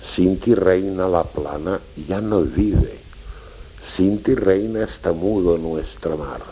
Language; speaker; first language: Spanish; non-native, local second language; Catalan